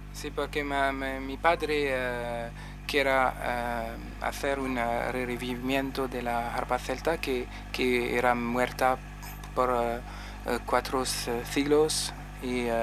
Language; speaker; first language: Spanish; non-native, learner; French